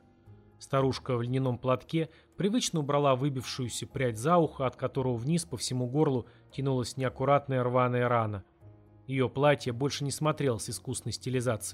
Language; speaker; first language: Russian; native; Russian